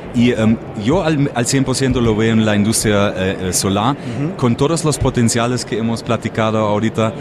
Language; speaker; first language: Spanish; non-native, fluent; German